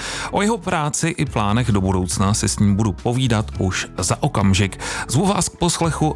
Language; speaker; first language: Czech; native; Czech